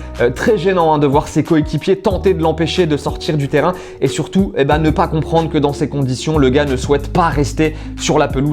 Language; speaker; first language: French; native; French